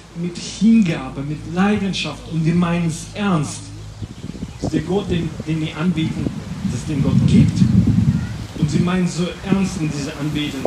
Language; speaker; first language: German; non-native, fluent; Latvian